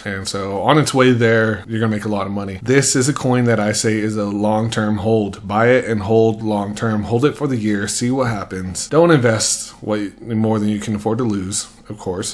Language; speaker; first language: English; native; English